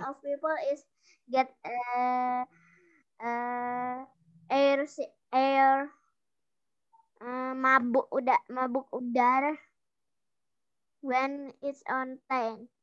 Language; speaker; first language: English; non-native, learner; Indonesian